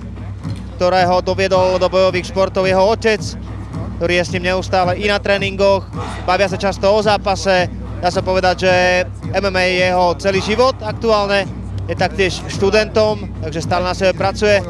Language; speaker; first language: Slovak; native; Slovak